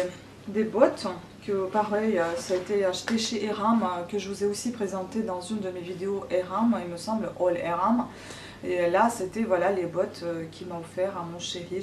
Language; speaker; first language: French; non-native, fluent; Russian